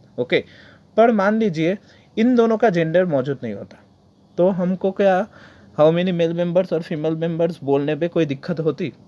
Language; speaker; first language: Hindi; non-native, local second language; Bangla